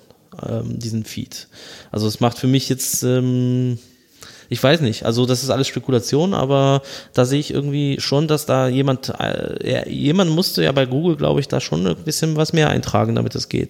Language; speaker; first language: German; native; German